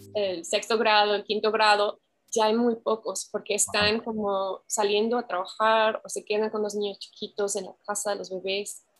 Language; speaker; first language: Spanish; non-native, fluent; English